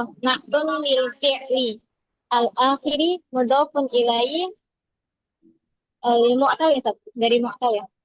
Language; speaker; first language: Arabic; non-native, learner; Indonesian